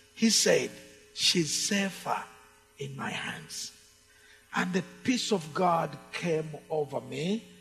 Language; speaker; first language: English; non-native, local second language; Ganda